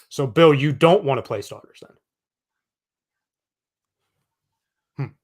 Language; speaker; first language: English; native; English